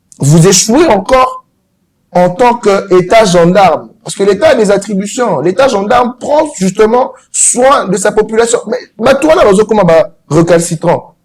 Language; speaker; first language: French; non-native, local second language; Lingala